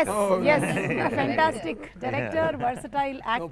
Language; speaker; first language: Telugu; native; Telugu